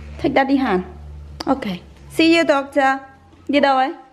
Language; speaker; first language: English; non-native, fluent; Vietnamese